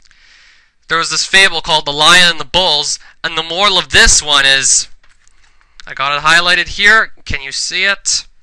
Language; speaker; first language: English; native; English